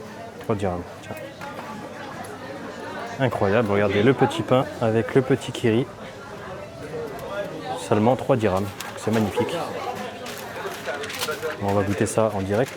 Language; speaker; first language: French; native; French